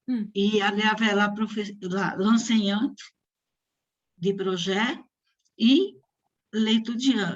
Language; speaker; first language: French; non-native, fluent; Portuguese